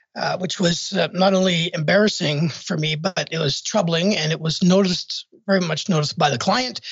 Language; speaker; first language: English; native; English